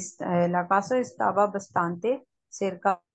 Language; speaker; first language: Spanish; non-native, learner; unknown